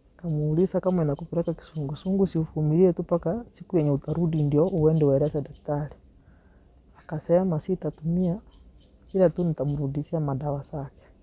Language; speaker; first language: Swahili; non-native, local second language; Gusii